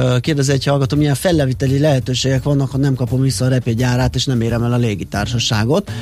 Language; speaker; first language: Hungarian; native; Hungarian